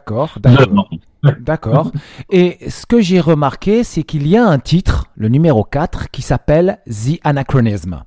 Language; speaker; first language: French; native; French